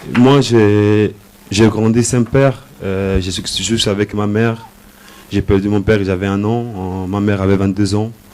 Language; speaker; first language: French; non-native, learner; Portuguese